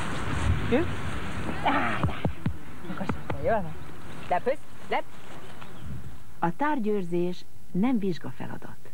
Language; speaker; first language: Hungarian; native; Hungarian